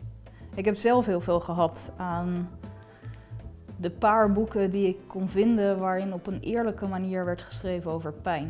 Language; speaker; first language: Dutch; native; Dutch